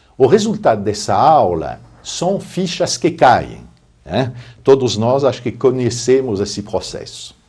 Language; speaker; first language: Portuguese; non-native, fluent; French